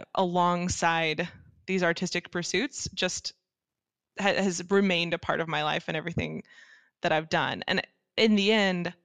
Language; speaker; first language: English; native; English